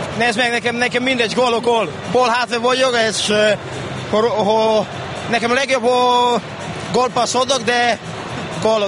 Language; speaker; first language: Hungarian; non-native, learner; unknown